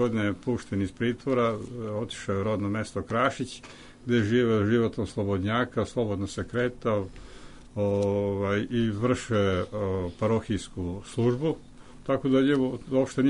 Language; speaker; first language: Serbian; native; Serbian